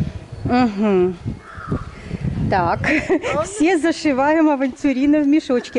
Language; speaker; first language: Russian; native; Russian